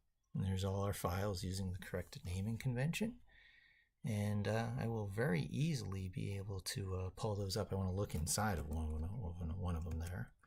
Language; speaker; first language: English; native; English